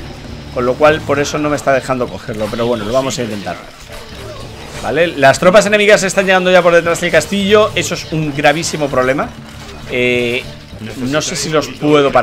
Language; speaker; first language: Spanish; native; Spanish